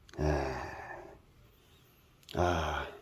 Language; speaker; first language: Korean; native; Korean